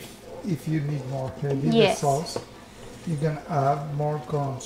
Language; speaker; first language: English; non-native, learner; Spanish